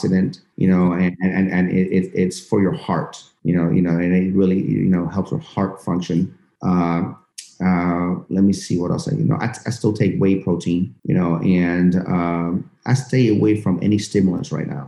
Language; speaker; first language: English; early bilingual, other home language; Persian